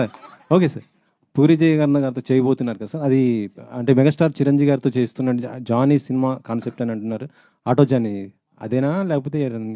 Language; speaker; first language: Telugu; native; Telugu